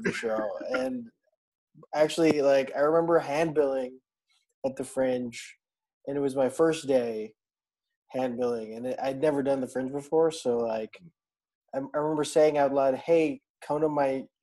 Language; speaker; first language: English; non-native, local second language; Filipino